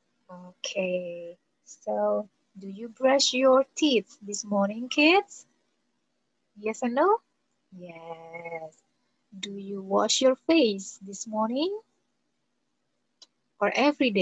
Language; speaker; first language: English; non-native, fluent; Indonesian